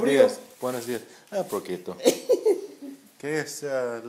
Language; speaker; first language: Spanish; non-native, learner; English